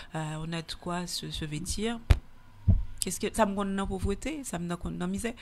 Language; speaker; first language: French; native; French